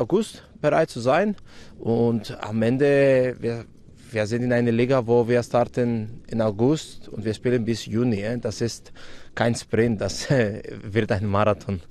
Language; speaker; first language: German; non-native, fluent; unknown